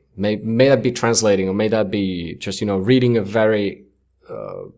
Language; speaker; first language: English; non-native, fluent; Finnish